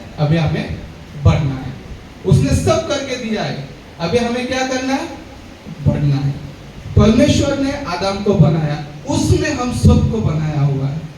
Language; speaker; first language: Hindi; non-native, local second language; Marathi